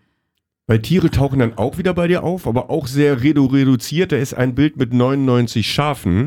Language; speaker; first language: German; native; German